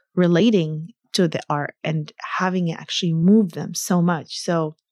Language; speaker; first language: English; early bilingual, other home language; Arabic